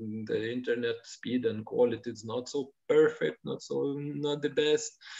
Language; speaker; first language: English; non-native, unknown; Lithuanian